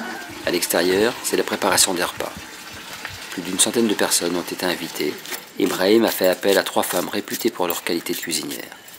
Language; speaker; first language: French; native; French